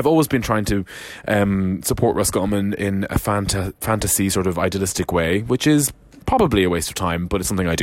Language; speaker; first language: English; native; English